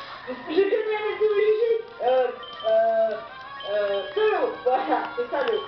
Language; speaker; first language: French; native; French